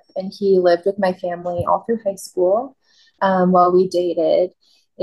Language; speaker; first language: English; native; English